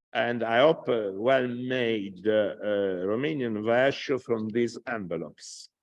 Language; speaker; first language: English; non-native, fluent; Italian